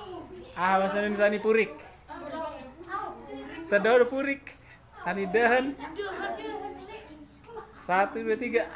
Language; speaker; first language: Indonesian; non-native, local second language; Batak Toba